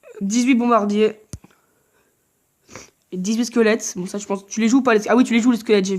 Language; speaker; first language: French; native; French